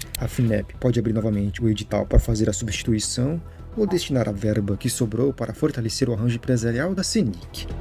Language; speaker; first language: Portuguese; native; Portuguese